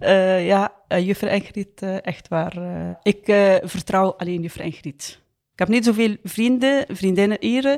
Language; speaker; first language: Dutch; non-native, learner; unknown